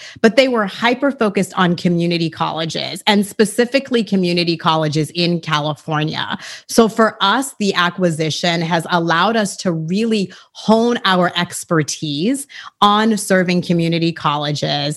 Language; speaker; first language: English; early bilingual, other home language; Haitian Creole